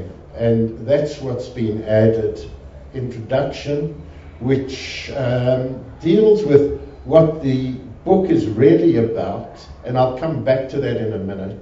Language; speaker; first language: English; native; English